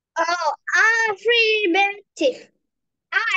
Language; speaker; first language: English; non-native, learner; Vietnamese